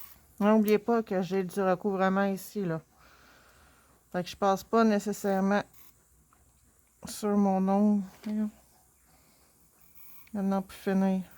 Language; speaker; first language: French; native; French